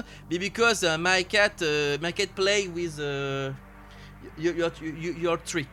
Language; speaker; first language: English; non-native, learner; French